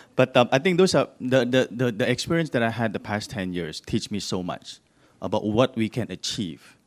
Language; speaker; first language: English; non-native, fluent; Indonesian